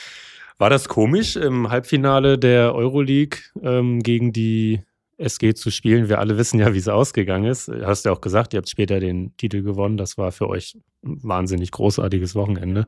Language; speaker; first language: German; native; German